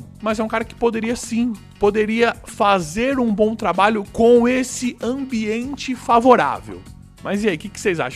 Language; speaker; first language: Portuguese; native; Portuguese